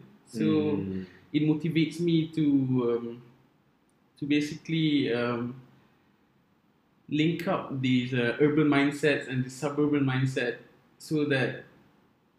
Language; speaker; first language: English; non-native, local second language; Malay